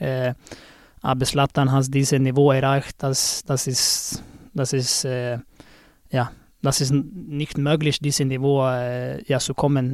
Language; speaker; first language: German; non-native, learner; Swedish